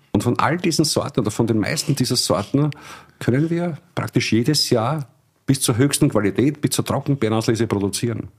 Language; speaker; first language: German; native; German